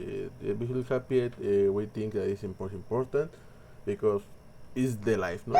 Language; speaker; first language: English; non-native, learner; Spanish